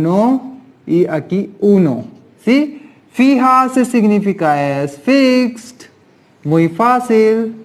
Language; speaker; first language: Spanish; non-native, learner; Hindi